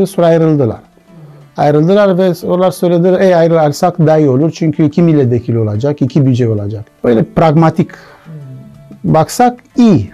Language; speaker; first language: Turkish; non-native, learner; Crimean Tatar